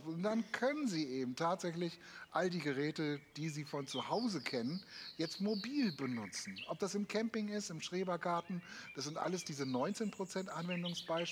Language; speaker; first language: German; native; German